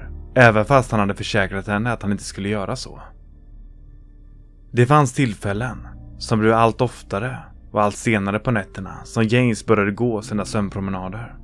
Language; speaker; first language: Swedish; native; Swedish